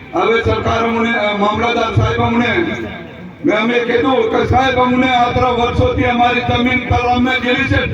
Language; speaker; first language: Gujarati; non-native, local second language; Rathawi